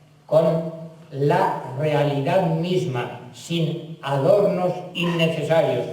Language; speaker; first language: Spanish; native; Spanish